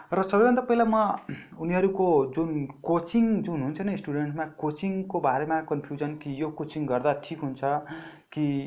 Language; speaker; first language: Nepali; non-native, local second language; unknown